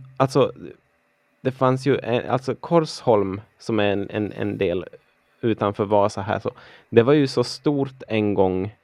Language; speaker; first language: Swedish; native; Swedish